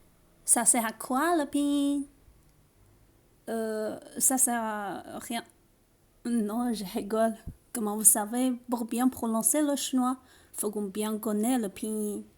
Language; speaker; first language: French; non-native, learner; Chinese